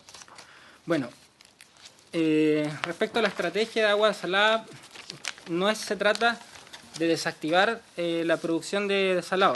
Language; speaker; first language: Spanish; native; Spanish